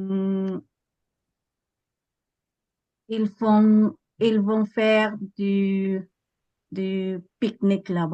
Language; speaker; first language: French; non-native, learner; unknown